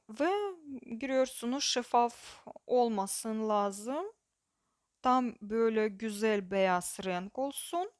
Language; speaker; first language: Turkish; non-native, learner; Russian